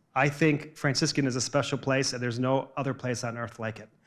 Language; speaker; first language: English; native; English